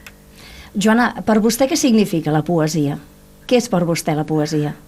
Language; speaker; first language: Catalan; native; Catalan